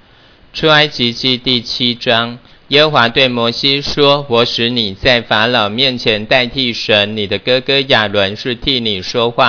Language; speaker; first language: Chinese; native; Chinese